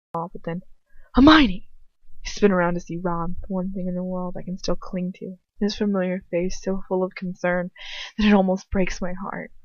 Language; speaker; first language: English; native; English